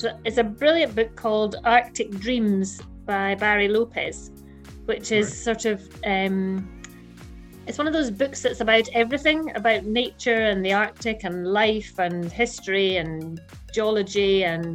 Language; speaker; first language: English; native; English